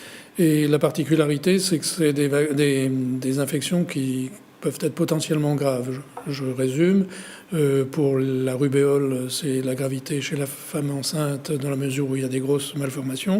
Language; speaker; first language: French; native; French